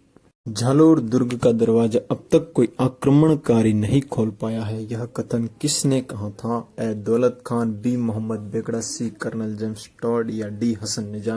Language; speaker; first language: Hindi; native; Hindi